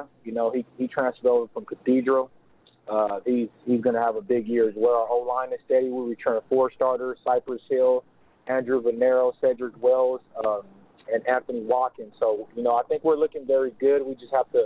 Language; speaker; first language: English; early bilingual, other home language; Lingala